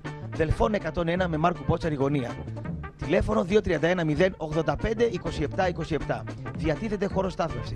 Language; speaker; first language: Greek; native; Greek